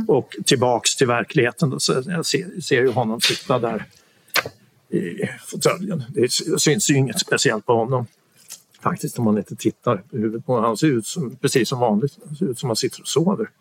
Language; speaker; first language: Swedish; native; Swedish